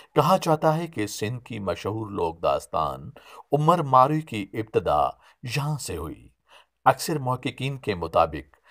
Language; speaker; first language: Urdu; non-native, local second language; Sindhi